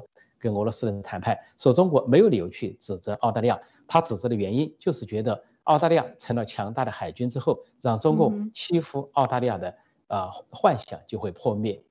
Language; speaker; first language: Chinese; native; Chinese